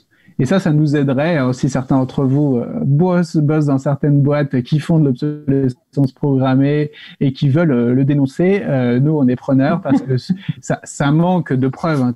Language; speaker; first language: French; native; French